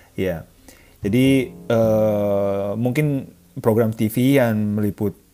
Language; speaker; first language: Indonesian; non-native, fluent; Japanese